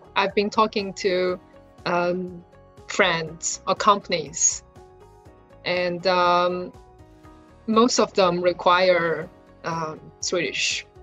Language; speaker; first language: English; non-native, fluent; Chinese